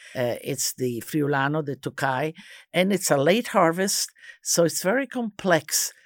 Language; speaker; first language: English; early bilingual, other home language; Croatian